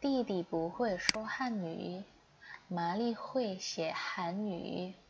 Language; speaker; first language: Chinese; non-native, fluent; Indonesian